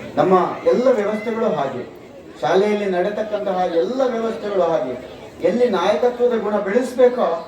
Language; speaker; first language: Kannada; native; Kannada